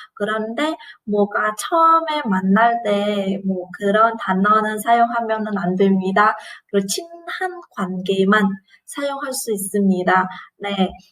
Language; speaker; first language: Korean; non-native, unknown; Vietnamese